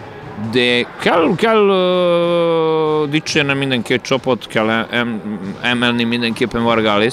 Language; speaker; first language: Hungarian; non-native, learner; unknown